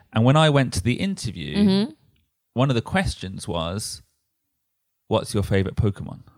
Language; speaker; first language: English; native; English